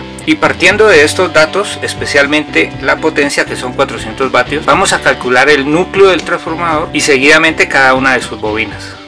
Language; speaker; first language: Spanish; native; Spanish